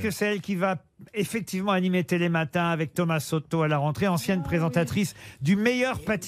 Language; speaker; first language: French; native; French